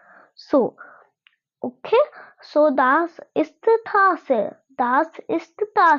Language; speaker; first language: German; non-native, learner; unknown